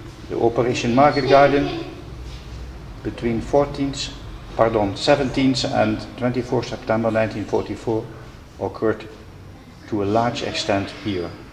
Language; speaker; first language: English; non-native, fluent; Dutch